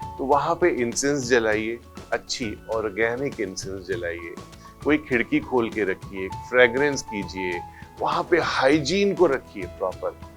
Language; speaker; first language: Hindi; native; Hindi